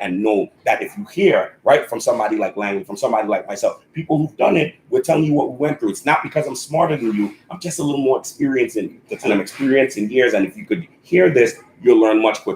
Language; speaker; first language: English; native; English